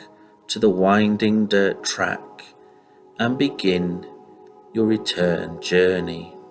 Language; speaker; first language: English; native; English